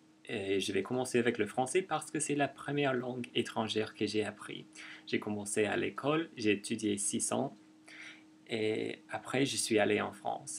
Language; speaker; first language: French; non-native, fluent; English